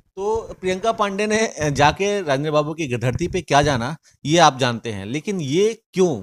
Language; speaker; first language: Hindi; native; Hindi